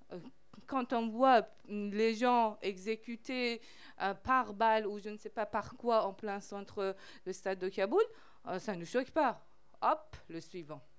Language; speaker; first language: French; non-native, fluent; Persian